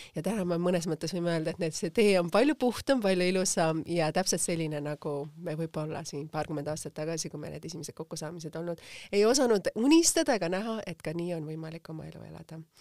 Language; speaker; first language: Estonian; native; Estonian